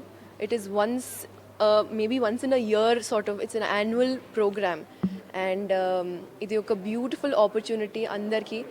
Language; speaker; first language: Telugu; non-native, local second language; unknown